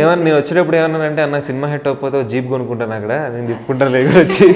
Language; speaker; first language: Telugu; native; Telugu